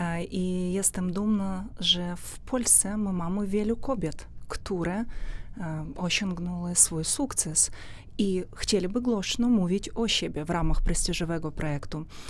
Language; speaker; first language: Polish; non-native, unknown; Ukrainian